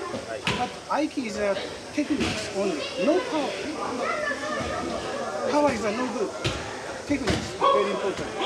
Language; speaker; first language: English; non-native, learner; Japanese